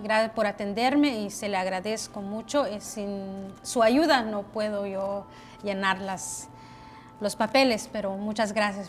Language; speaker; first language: Spanish; non-native, local second language; Kʼicheʼ